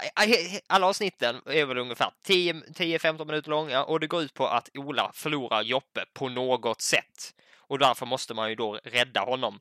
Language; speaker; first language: Swedish; native; Swedish